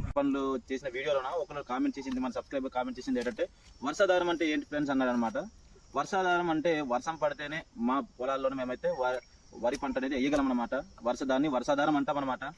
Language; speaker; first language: Telugu; non-native, local second language; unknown